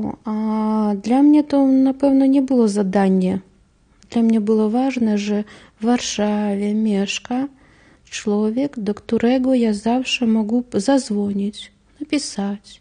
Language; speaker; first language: Polish; non-native, learner; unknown